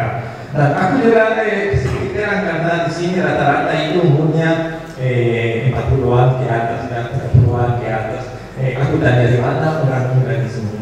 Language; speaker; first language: Indonesian; non-native, fluent; Spanish